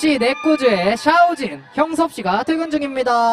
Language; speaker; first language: Korean; native; Korean